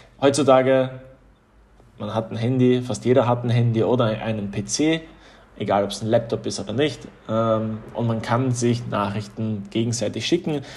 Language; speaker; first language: German; early bilingual, other home language; Polish